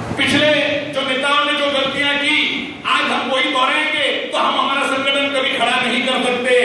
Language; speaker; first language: Hindi; native; Hindi